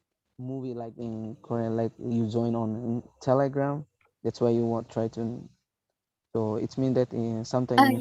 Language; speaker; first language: English; non-native, learner; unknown